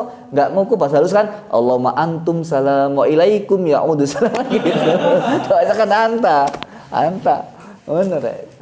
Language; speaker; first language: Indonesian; non-native, local second language; Javanese